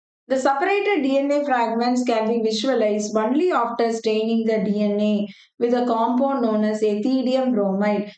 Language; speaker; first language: English; non-native, local second language; Tamil